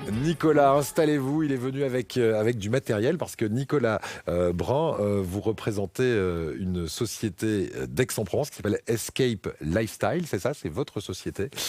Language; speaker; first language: French; native; French